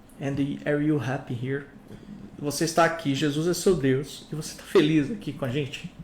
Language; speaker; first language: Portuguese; native; Portuguese